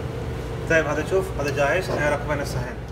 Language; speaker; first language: Arabic; non-native, learner; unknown